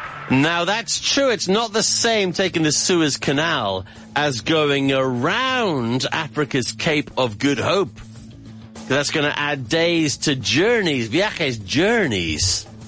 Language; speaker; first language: English; native; English